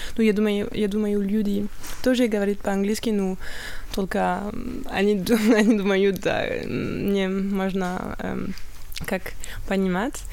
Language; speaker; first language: Russian; non-native, learner; French